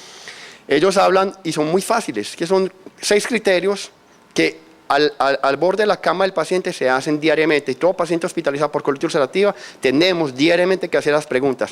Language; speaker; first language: Spanish; native; Spanish